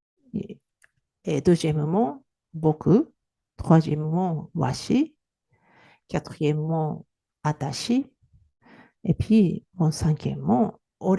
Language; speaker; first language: French; non-native, fluent; Japanese